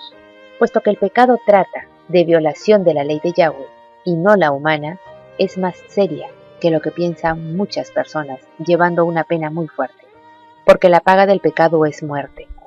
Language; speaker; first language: Spanish; native; Spanish